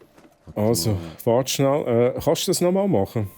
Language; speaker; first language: German; native; German